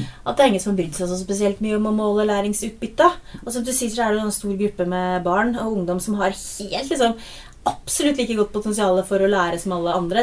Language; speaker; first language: Norwegian; native; Norwegian